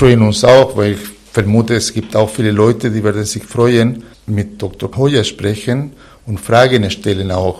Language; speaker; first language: German; non-native, fluent; Spanish